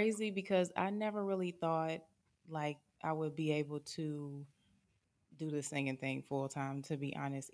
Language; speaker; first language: English; native; English